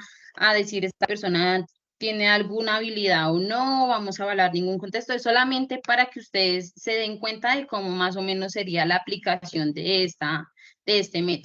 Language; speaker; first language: Spanish; native; Spanish